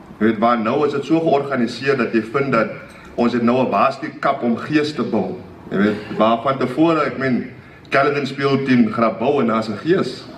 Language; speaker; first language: Afrikaans; native; Afrikaans